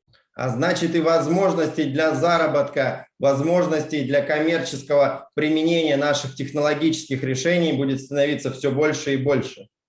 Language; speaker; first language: Russian; native; Russian